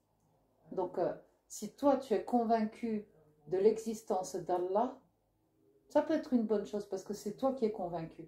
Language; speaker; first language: French; native; French